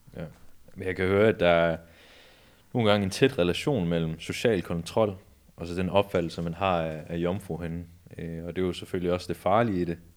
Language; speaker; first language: Danish; early bilingual, other home language; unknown